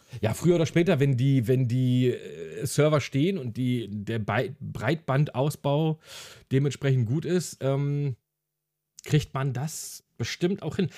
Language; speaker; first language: German; early bilingual, other home language; Hungarian